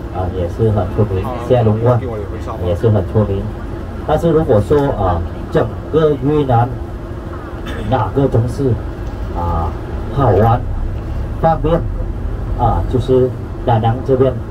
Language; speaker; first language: Chinese; non-native, fluent; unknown